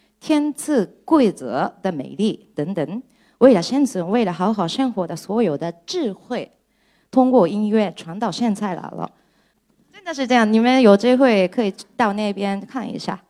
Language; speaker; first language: Chinese; non-native, fluent; Japanese